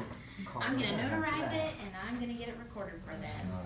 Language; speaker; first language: English; native; English